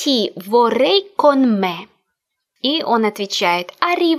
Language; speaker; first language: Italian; non-native, fluent; Russian